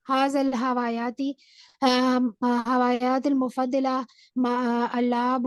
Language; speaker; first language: Arabic; non-native, learner; Urdu